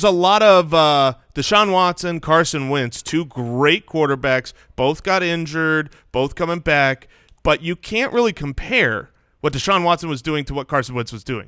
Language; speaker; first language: English; native; English